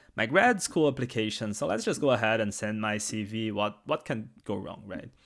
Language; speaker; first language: English; non-native, fluent; Portuguese